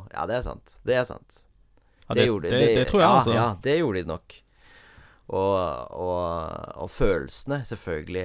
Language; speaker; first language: Norwegian; early bilingual, heritage; Norwegian